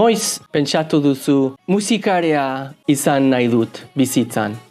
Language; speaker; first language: Basque; non-native, learner; English